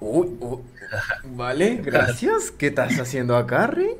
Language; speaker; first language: Spanish; native; Spanish